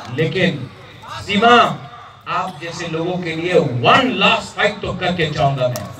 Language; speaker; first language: Hindi; non-native, local second language; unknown